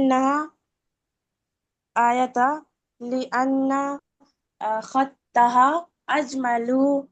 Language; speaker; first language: Arabic; non-native, learner; Urdu